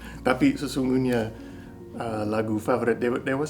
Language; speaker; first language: Indonesian; non-native, fluent; English